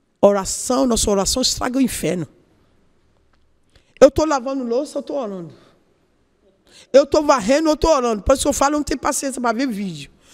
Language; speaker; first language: Portuguese; non-native, learner; Yoruba